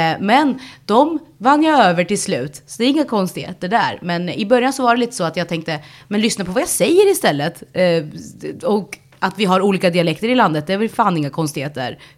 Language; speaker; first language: Swedish; early bilingual, other home language; Spanish